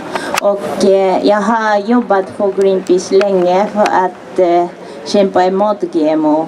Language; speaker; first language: Swedish; non-native, fluent; Japanese